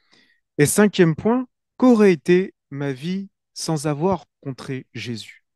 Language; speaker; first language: French; native; French